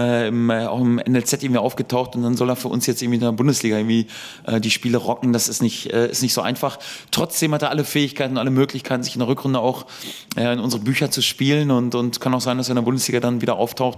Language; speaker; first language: German; native; German